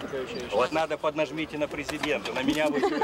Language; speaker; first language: Russian; native; Russian